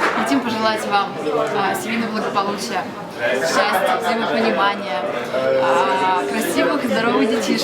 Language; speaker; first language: Russian; native; Russian